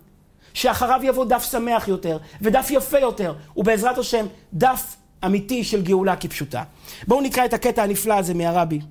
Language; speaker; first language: Hebrew; native; Hebrew